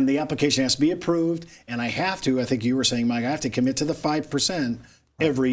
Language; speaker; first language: English; native; English